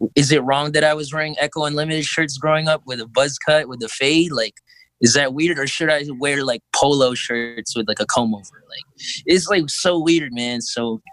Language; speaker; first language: English; early bilingual, other home language; Filipino